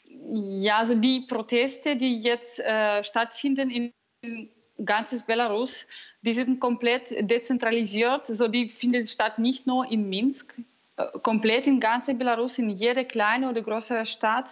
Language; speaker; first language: German; non-native, fluent; Russian